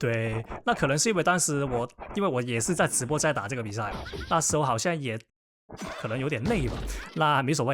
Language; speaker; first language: Chinese; non-native, local second language; Cantonese